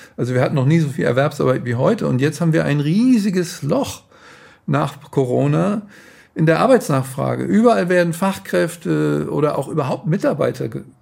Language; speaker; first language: German; native; German